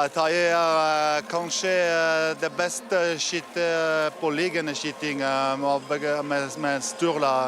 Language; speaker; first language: Norwegian; non-native, fluent; French